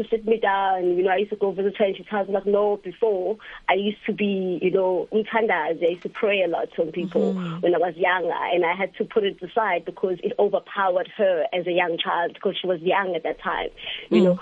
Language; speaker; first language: English; non-native, local second language; Zulu